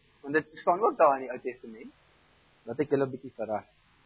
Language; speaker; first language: Afrikaans; non-native, fluent; German